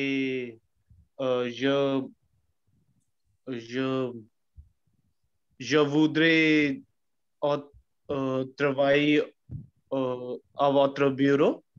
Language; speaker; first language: French; non-native, learner; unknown